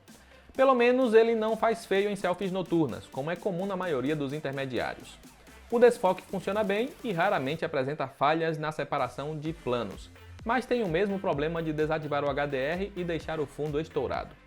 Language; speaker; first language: Portuguese; native; Portuguese